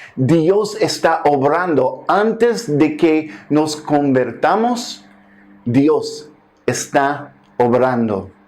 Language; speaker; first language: Spanish; non-native, fluent; English